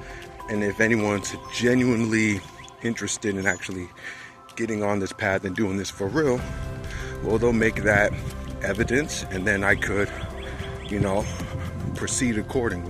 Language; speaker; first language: English; native; English